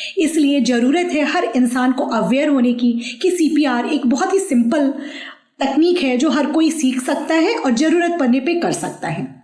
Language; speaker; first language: Hindi; native; Hindi